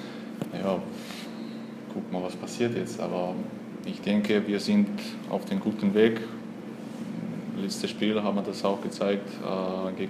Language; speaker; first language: German; non-native, fluent; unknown